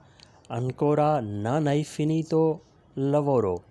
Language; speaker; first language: Italian; non-native, fluent; Urdu